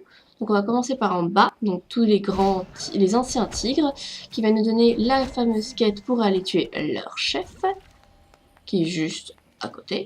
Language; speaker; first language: French; native; French